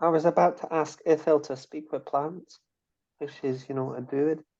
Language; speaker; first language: English; native; English